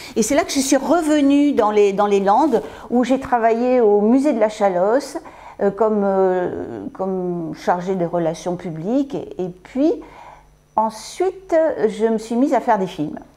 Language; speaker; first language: French; native; French